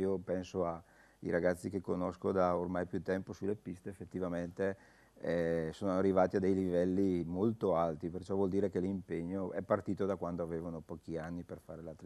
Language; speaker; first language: Italian; native; Italian